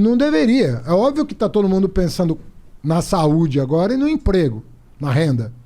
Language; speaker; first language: Portuguese; native; Portuguese